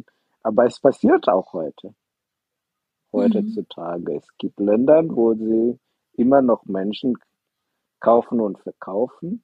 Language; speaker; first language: German; non-native, fluent; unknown